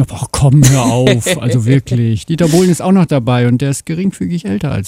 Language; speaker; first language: German; native; German